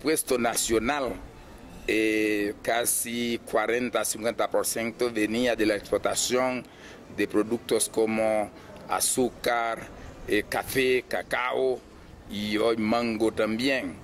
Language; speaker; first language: Spanish; non-native, fluent; Haitian Creole